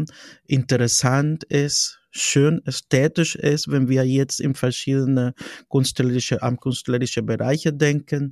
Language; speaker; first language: German; non-native, fluent; Spanish